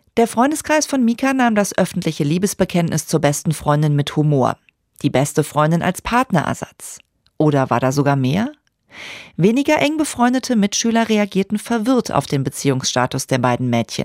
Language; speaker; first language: German; native; German